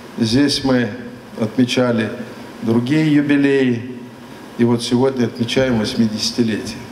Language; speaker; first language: Russian; non-native, local second language; Tatar